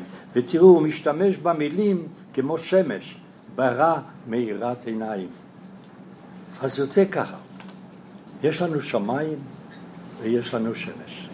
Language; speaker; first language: Hebrew; non-native, fluent; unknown